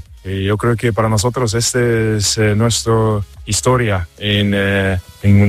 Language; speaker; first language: Spanish; non-native, learner; German